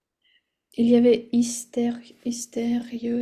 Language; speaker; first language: French; non-native, fluent; Russian